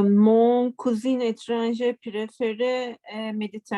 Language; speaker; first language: French; non-native, learner; Turkish